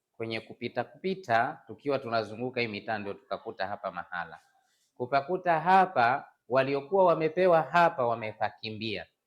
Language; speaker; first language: Swahili; non-native, local second language; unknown